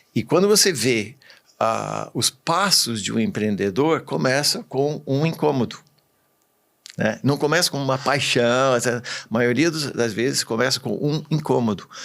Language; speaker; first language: Portuguese; early bilingual, other home language; English